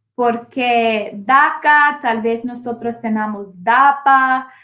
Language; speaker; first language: Spanish; non-native, learner; English